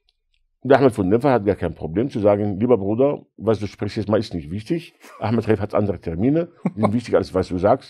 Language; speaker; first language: German; non-native, fluent; Arabic